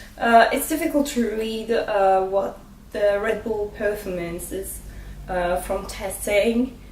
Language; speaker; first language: English; non-native, fluent; French